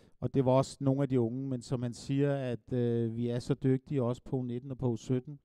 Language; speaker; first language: Danish; native; Danish